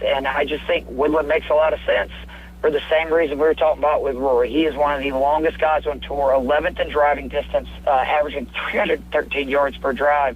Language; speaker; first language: English; native; English